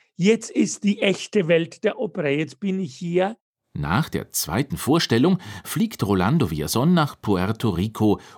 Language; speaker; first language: German; non-native, fluent; Spanish